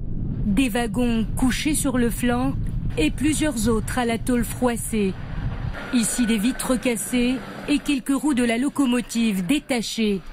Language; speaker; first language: French; non-native, local second language; Arabic